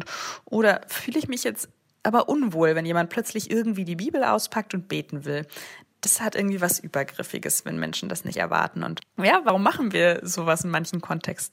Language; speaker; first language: German; native; German